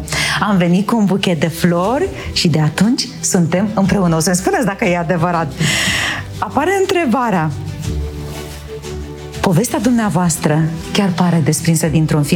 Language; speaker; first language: Romanian; native; Romanian